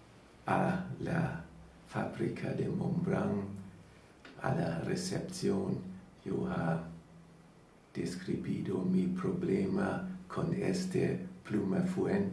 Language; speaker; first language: Spanish; non-native, learner; German